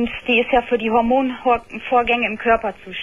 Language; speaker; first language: German; native; German